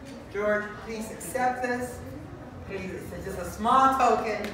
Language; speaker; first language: English; early bilingual, other home language; Spanish